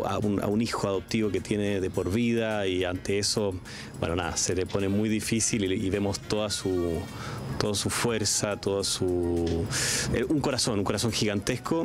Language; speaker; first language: Spanish; native; Spanish